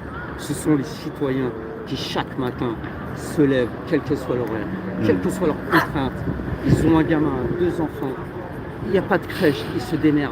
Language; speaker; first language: French; native; French